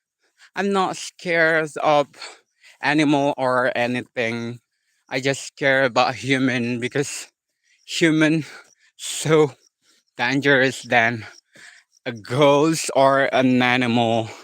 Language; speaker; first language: English; non-native, learner; Indonesian